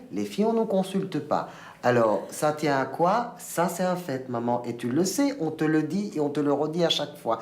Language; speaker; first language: French; early bilingual, other home language; Spanish